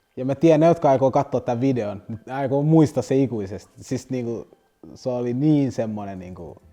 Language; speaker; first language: Finnish; early bilingual, other home language; Lingala